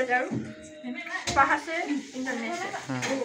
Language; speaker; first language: Indonesian; non-native, learner; Japanese